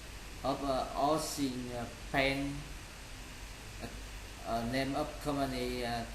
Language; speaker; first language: English; non-native, learner; Vietnamese